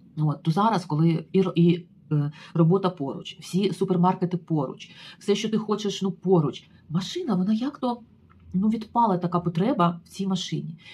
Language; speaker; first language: Ukrainian; native; Ukrainian